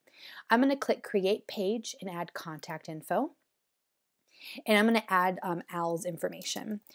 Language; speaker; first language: English; native; English